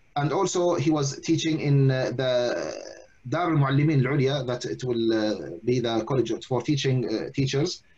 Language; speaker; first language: English; non-native, fluent; Arabic